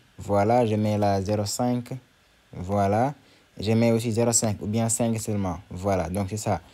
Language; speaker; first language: French; non-native, local second language; Wolof